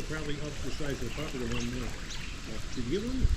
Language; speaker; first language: English; native; English